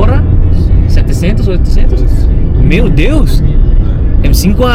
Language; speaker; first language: Portuguese; non-native, learner; Indonesian